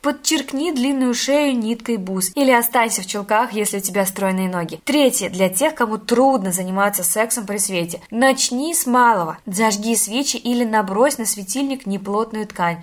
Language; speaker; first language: Russian; native; Russian